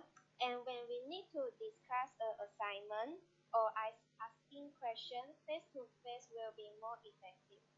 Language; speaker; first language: English; non-native, learner; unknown